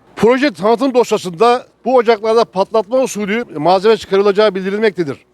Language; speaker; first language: Turkish; native; Turkish